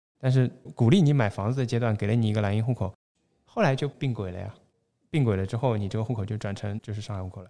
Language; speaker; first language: Chinese; non-native, local second language; Wu Chinese